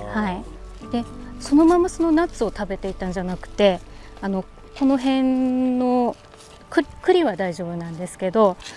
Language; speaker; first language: Japanese; native; Japanese